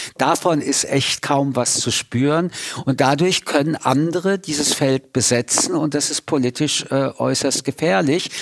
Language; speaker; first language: German; early bilingual, other home language; French